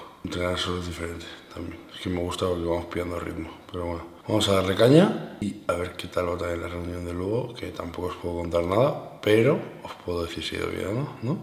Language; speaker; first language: Spanish; native; Spanish